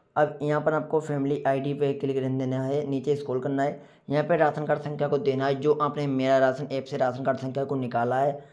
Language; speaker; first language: Hindi; native; Hindi